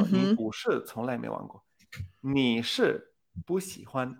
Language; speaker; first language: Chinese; non-native, fluent; Spanish